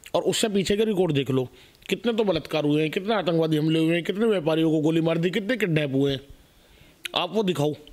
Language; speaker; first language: Hindi; native; Hindi